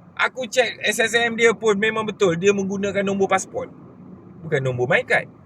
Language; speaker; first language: Malay; native; Malay